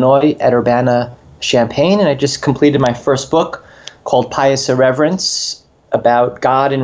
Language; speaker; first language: English; native; English